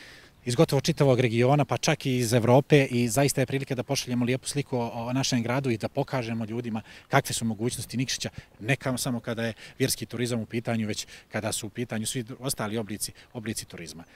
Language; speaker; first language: Croatian; native; Croatian